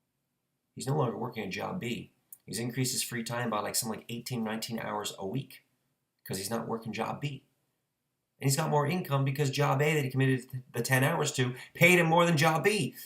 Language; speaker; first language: English; native; English